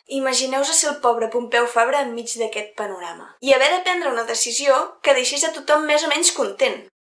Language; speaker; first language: Catalan; native; Catalan